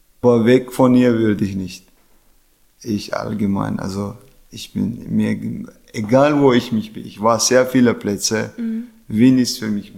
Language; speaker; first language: German; non-native, fluent; Chechen